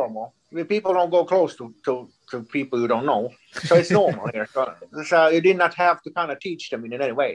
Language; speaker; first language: English; non-native, fluent; Swedish